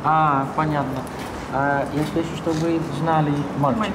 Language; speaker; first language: Russian; non-native, learner; Dutch